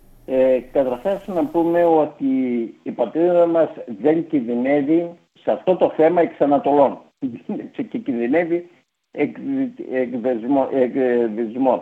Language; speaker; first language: Greek; native; Greek